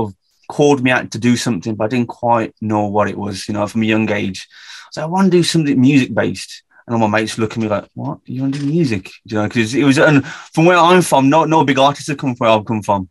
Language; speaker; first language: English; native; English